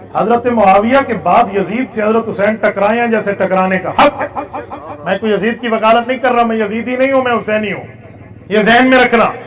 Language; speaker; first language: Urdu; non-native, local second language; Saraiki